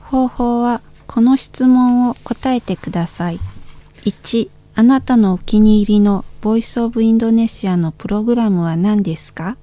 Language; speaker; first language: Japanese; non-native, fluent; Indonesian